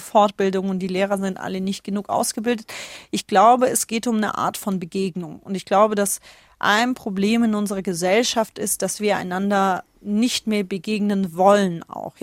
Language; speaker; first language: German; early bilingual, other home language; Russian